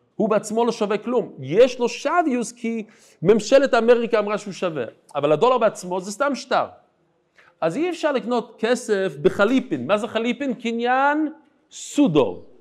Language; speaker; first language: Hebrew; non-native, fluent; English